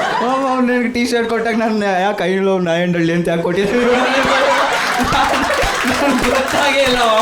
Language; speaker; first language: Kannada; native; Kannada